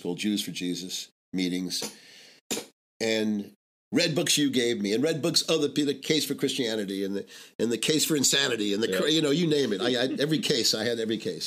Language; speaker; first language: English; native; English